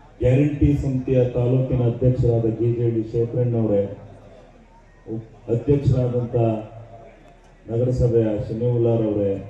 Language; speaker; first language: Kannada; native; Kannada